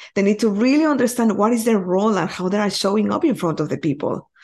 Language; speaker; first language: English; non-native, fluent; Spanish